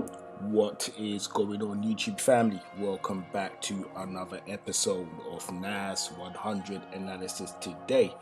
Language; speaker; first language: English; native; English